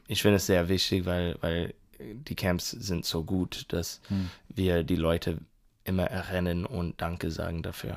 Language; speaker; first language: German; non-native, learner; English